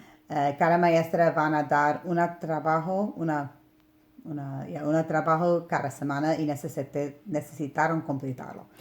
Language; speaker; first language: Spanish; non-native, learner; English